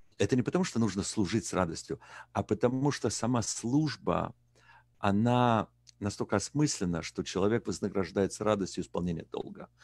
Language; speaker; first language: Russian; native; Russian